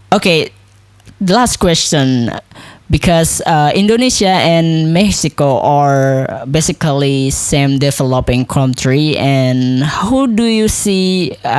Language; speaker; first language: English; non-native, local second language; Indonesian